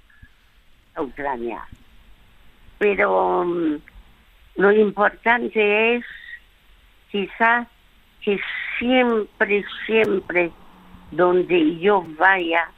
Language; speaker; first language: Spanish; early bilingual, other home language; French